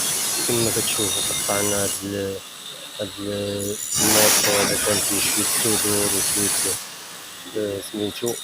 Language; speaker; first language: Arabic; native; Arabic